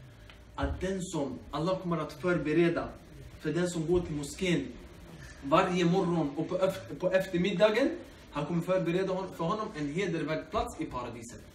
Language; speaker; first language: Swedish; early bilingual, other home language; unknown